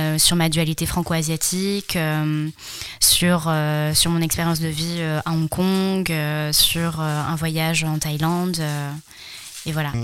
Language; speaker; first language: French; early bilingual, other home language; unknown